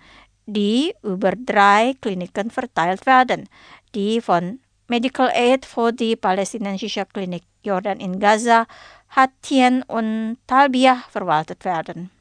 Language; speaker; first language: German; non-native, fluent; Indonesian